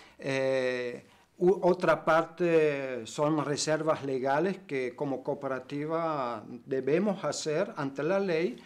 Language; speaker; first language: Spanish; non-native, fluent; German